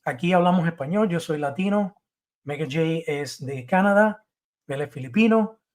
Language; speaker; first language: Spanish; early bilingual, heritage; Spanish